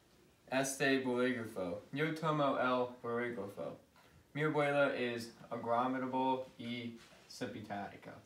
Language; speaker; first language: Spanish; non-native, learner; English